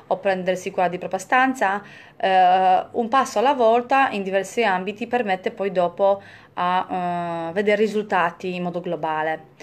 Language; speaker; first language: Italian; non-native, fluent; Polish